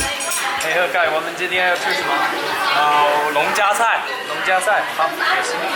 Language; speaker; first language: Chinese; non-native, fluent; English